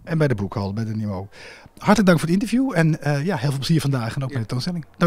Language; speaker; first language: Dutch; native; Dutch